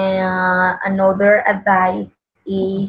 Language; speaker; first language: English; non-native, learner; Spanish